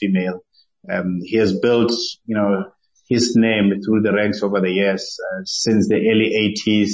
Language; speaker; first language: English; non-native, local second language; Southern Sotho